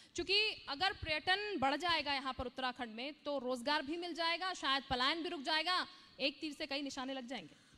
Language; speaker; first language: Hindi; native; Hindi